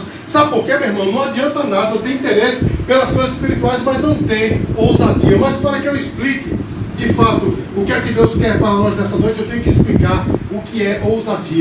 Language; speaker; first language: Portuguese; native; Portuguese